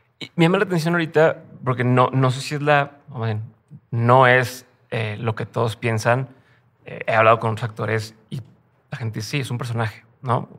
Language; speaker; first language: Spanish; native; Spanish